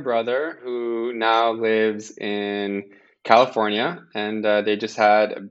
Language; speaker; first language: English; native; English